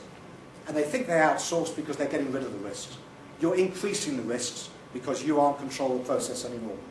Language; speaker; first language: English; native; English